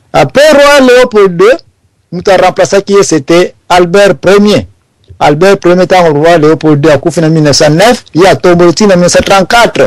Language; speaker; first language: French; non-native, local second language; Lingala